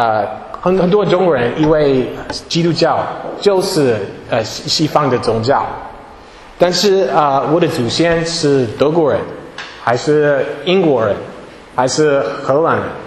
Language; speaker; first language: Chinese; non-native, fluent; English